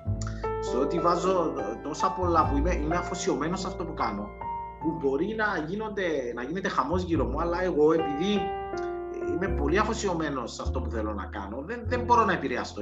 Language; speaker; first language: Greek; native; Greek